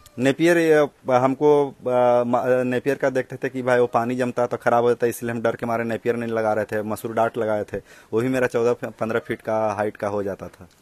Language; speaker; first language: Hindi; native; Hindi